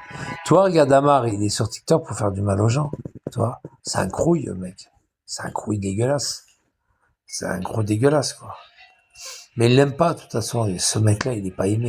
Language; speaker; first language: French; native; French